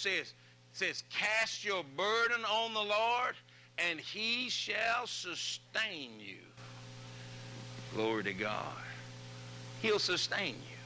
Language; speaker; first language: English; native; English